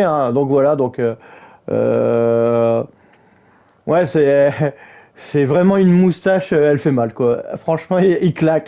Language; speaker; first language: French; native; French